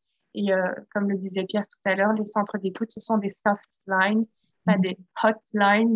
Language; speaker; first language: French; native; French